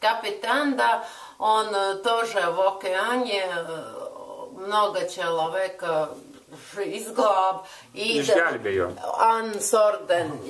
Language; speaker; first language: Russian; non-native, learner; Latvian